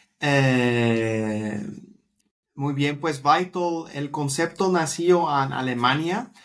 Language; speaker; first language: Spanish; non-native, fluent; Dutch